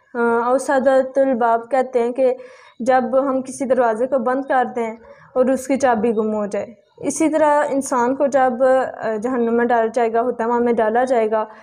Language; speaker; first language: Urdu; native; Urdu